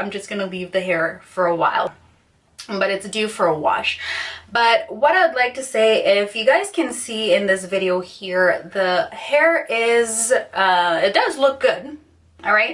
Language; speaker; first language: English; native; English